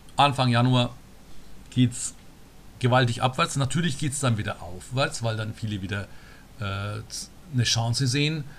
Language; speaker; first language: German; early bilingual, other home language; Turkish